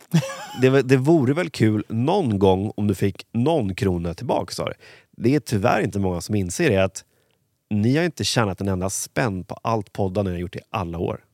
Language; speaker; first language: Swedish; native; Swedish